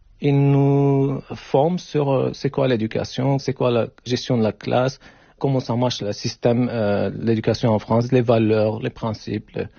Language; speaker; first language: French; non-native, learner; Turkish